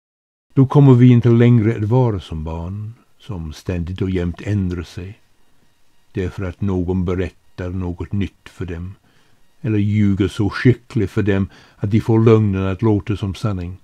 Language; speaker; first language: Swedish; non-native, fluent; English